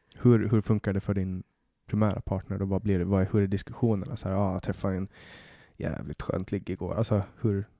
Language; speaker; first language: Swedish; native; Swedish